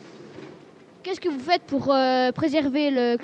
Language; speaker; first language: French; native; French